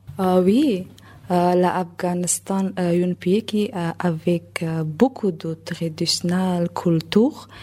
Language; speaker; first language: French; non-native, learner; Persian